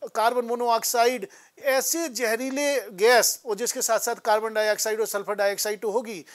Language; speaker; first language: Hindi; native; Hindi